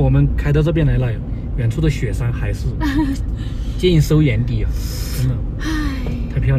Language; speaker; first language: Chinese; native; Chinese